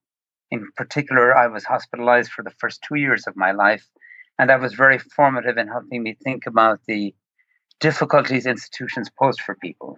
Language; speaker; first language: English; native; English